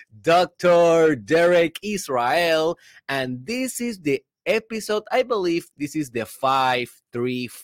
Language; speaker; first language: English; non-native, fluent; Spanish